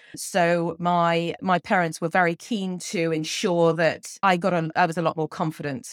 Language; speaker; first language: English; native; English